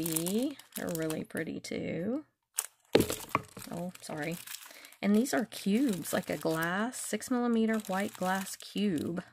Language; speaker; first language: English; native; English